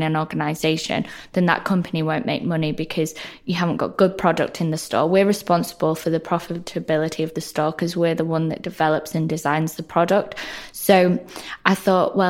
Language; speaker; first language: English; native; English